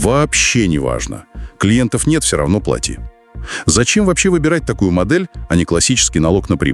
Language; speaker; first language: Russian; native; Russian